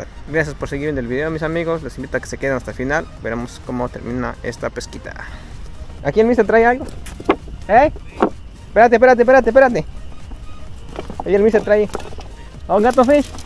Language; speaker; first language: Spanish; native; Spanish